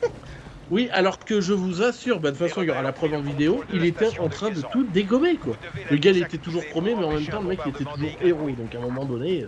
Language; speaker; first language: French; native; French